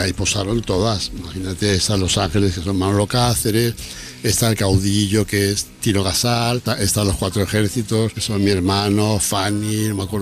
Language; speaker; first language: Spanish; native; Spanish